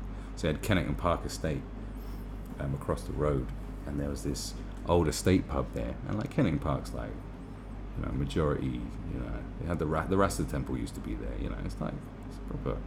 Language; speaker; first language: English; native; English